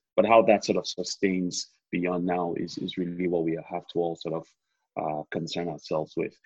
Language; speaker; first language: English; non-native, local second language; Yoruba